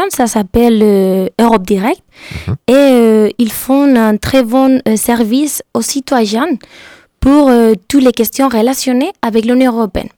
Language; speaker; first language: French; non-native, fluent; Spanish